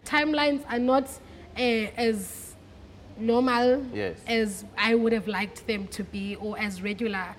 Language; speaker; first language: English; non-native, local second language; Xhosa